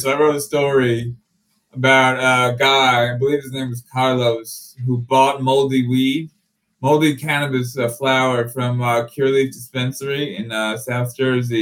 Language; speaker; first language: English; native; English